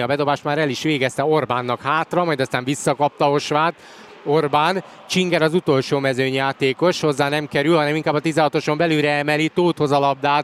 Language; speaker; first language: Hungarian; native; Hungarian